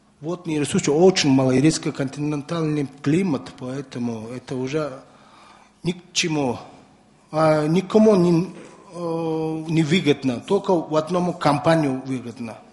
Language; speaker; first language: Russian; non-native, learner; Mongolian